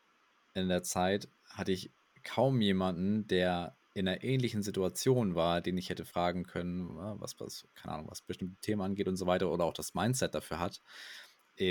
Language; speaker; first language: German; native; German